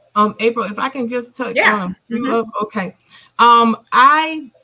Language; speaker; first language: English; native; English